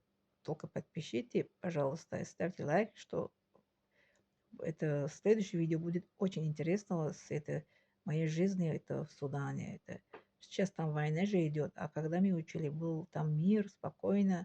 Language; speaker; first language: Russian; non-native, local second language; Tajik